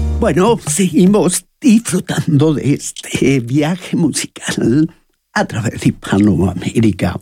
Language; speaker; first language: Spanish; native; Spanish